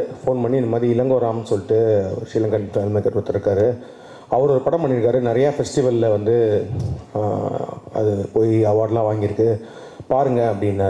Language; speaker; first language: Tamil; native; Tamil